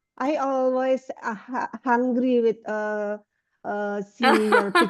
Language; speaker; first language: English; non-native, learner; Indonesian